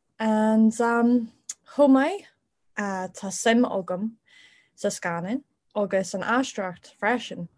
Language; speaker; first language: Irish; non-native, local second language; English